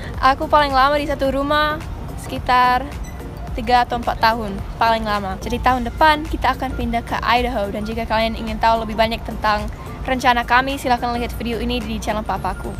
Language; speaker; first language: Indonesian; early bilingual, other home language; English